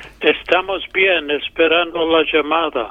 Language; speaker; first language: Spanish; non-native, fluent; English